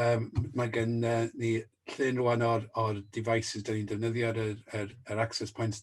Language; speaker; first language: Welsh; native; Welsh